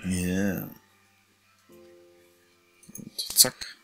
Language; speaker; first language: German; native; German